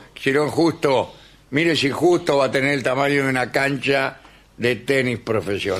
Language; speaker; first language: Spanish; native; Spanish